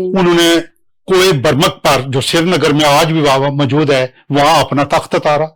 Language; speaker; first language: Urdu; non-native, local second language; Pahari-Potwari